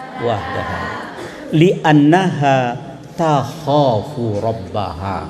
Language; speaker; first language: Arabic; non-native, fluent; Indonesian